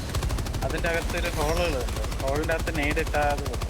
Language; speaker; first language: Malayalam; native; Malayalam